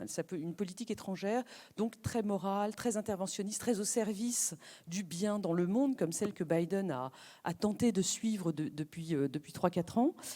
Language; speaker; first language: French; native; French